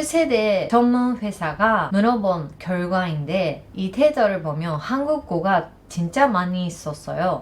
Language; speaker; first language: Korean; non-native, learner; Japanese